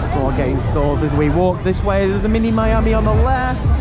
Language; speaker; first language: English; native; English